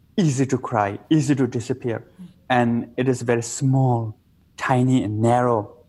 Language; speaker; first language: English; non-native, local second language; Tibetan